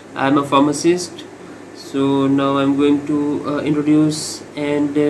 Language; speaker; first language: English; non-native, local second language; Urdu